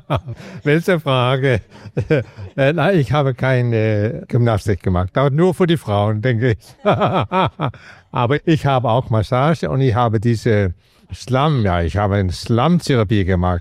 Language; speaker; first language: German; non-native, learner; Danish